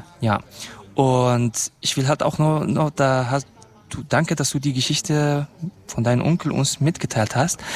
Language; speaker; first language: German; non-native, fluent; Kurdish